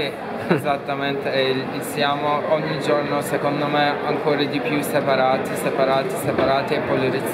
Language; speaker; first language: Italian; non-native, fluent; Turkish